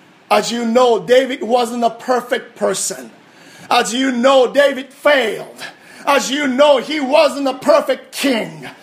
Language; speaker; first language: English; non-native, fluent; Japanese